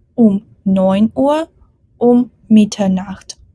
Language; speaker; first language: German; non-native, fluent; Ukrainian